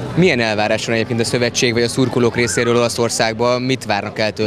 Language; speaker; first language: Hungarian; native; Hungarian